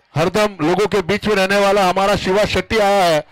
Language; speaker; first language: Hindi; non-native, local second language; Marathi